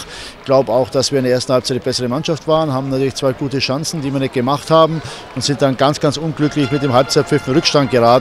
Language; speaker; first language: German; native; German